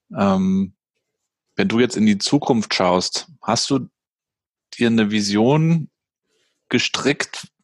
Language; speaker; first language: German; native; German